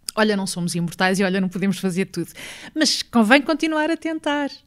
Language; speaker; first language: Portuguese; native; Portuguese